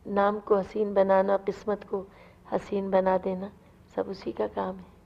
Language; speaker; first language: Urdu; non-native, local second language; Punjabi